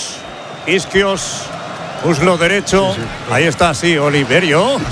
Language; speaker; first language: Spanish; native; Spanish